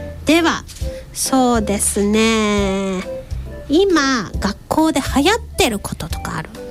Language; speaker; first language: Japanese; native; Japanese